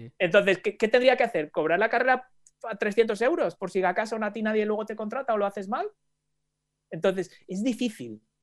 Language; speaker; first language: Spanish; native; Spanish